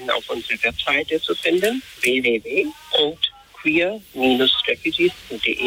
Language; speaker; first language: German; non-native, fluent; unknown